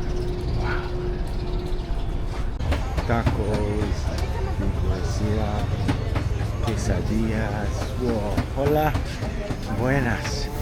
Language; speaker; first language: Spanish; non-native, learner; English